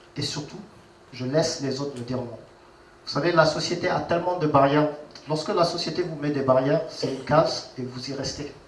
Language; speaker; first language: French; non-native, local second language; Wolof